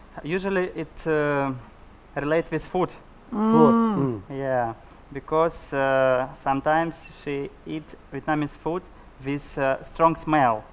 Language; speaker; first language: English; non-native, learner; Russian